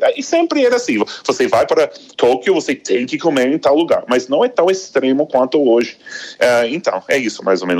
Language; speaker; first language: Portuguese; non-native, fluent; English